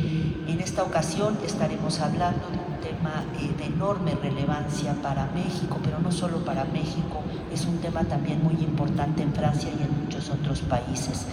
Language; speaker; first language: Spanish; native; Spanish